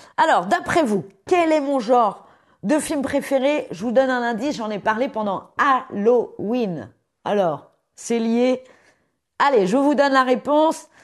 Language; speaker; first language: French; native; French